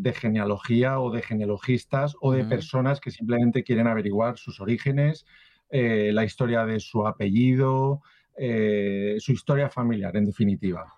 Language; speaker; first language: Spanish; native; Spanish